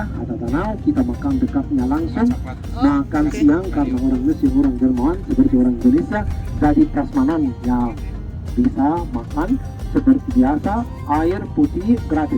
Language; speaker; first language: Indonesian; non-native, fluent; Arabic